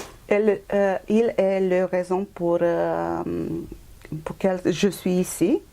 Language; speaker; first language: French; non-native, fluent; Romanian